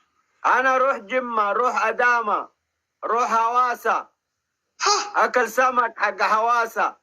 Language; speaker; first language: Arabic; non-native, learner; Oromo